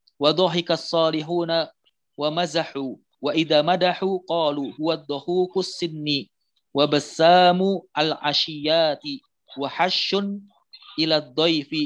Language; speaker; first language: Arabic; non-native, fluent; Indonesian